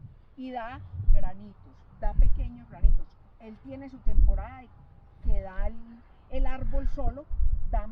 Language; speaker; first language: Spanish; native; Spanish